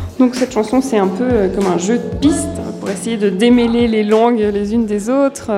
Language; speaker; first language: French; native; French